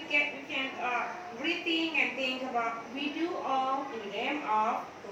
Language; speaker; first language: English; non-native, learner; Thai